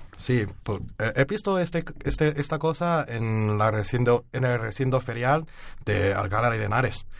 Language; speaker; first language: Spanish; non-native, fluent; Chinese